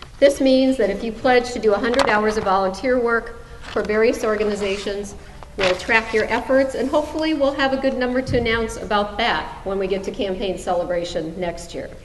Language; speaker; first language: English; native; English